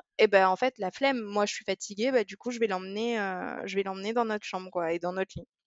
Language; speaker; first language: French; early bilingual, other home language; English